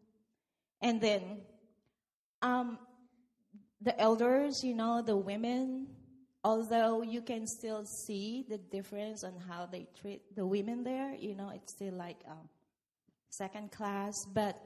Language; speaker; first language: English; non-native, local second language; Filipino